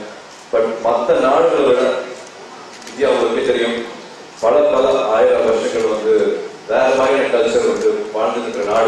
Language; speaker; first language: Tamil; native; Tamil